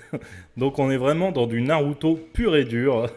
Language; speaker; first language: French; native; French